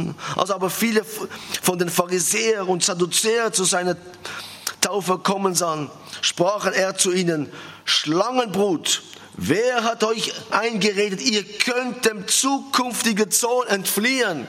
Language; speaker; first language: German; non-native, fluent; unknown